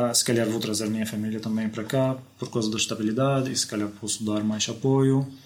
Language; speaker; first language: Portuguese; non-native, fluent; Arabic